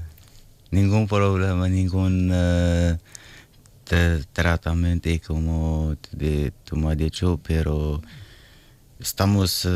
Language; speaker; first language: Spanish; non-native, learner; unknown